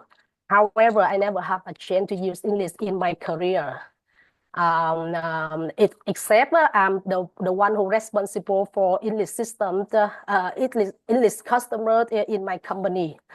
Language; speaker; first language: English; non-native, fluent; Vietnamese